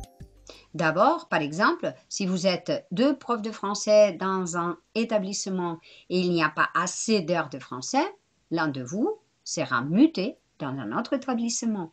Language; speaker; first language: French; non-native, fluent; Spanish